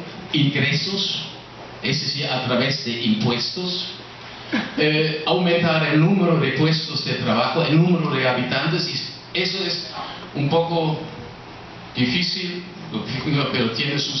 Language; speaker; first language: Spanish; non-native, fluent; German